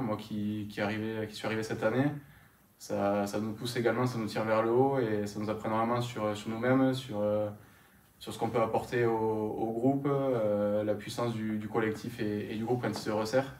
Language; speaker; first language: French; native; French